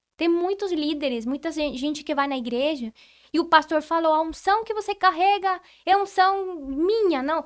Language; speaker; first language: Portuguese; non-native, fluent; Spanish